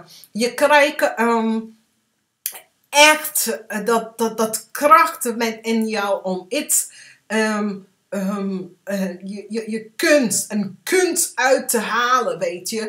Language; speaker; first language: Dutch; early bilingual, heritage; English